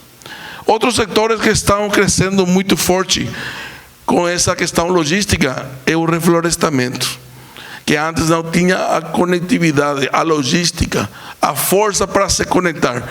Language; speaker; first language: Portuguese; non-native, fluent; Spanish